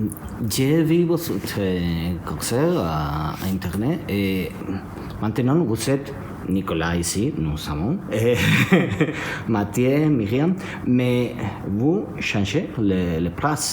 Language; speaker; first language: French; non-native, learner; Spanish